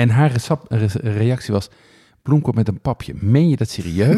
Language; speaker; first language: Dutch; native; Dutch